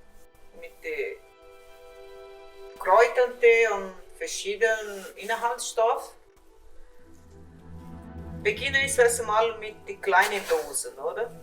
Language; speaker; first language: German; non-native, learner; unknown